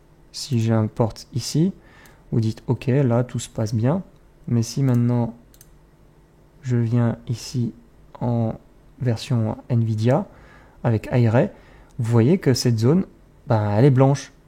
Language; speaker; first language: French; native; French